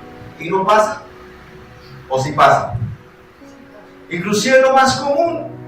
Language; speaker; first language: Spanish; native; Spanish